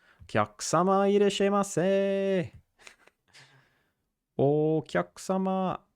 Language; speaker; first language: Japanese; non-native, learner; English